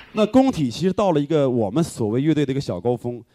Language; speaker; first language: Chinese; native; Chinese